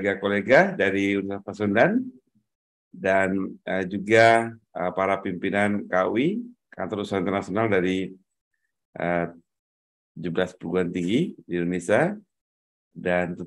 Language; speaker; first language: Indonesian; native; Indonesian